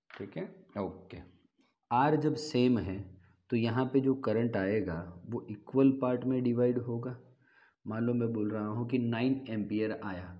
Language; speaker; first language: Hindi; non-native, local second language; Gujarati